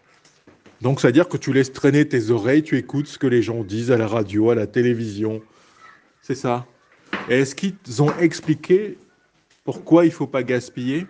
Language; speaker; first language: French; native; French